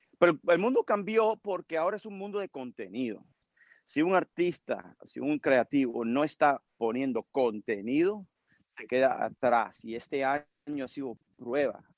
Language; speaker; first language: Spanish; early bilingual, heritage; Spanish